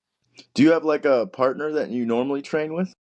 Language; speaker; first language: English; native; English